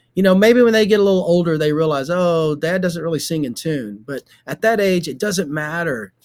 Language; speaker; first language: English; native; English